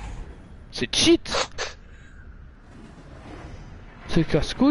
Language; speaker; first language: French; native; French